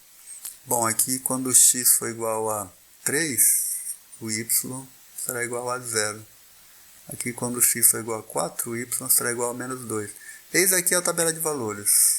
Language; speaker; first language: Portuguese; native; Portuguese